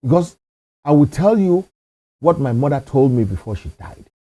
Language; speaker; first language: English; non-native, local second language; Yoruba